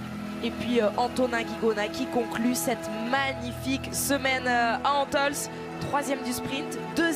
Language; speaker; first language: French; native; French